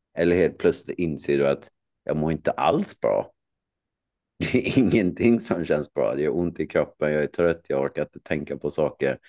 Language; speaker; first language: Swedish; native; Swedish